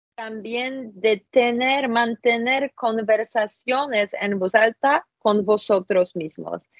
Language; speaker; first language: Spanish; non-native, fluent; Polish